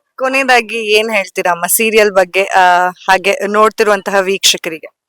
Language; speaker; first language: Kannada; native; Kannada